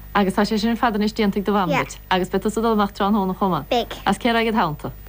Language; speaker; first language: Irish; native; Irish